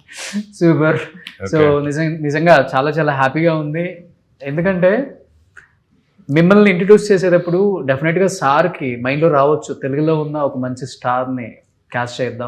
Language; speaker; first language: Telugu; native; Telugu